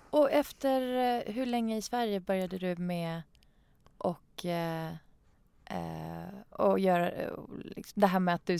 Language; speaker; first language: Swedish; non-native, fluent; Persian